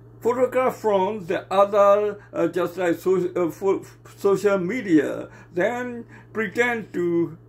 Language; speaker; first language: English; non-native, learner; Burmese